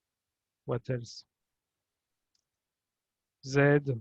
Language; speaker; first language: English; non-native, fluent; French